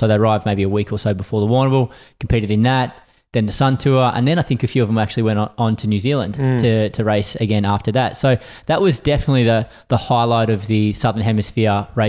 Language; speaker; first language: English; native; English